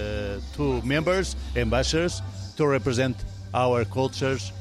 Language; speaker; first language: English; non-native, learner; Portuguese